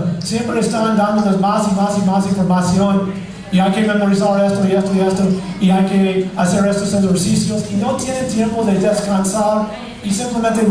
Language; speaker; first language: Spanish; non-native, fluent; English